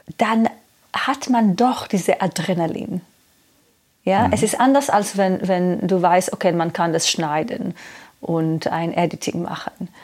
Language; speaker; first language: German; non-native, fluent; Hebrew